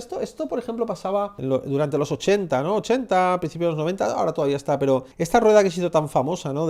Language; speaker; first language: Spanish; native; Spanish